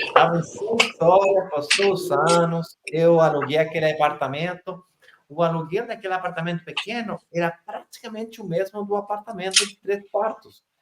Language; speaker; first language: Portuguese; non-native, fluent; Spanish